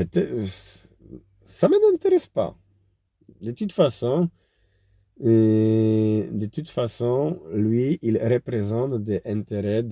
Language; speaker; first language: French; non-native, learner; Polish